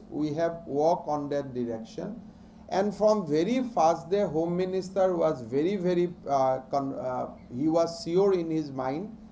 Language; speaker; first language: English; non-native, local second language; Assamese